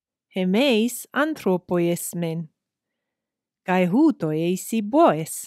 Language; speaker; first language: Greek; non-native, fluent; English